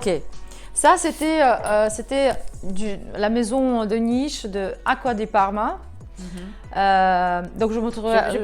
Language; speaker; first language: French; non-native, fluent; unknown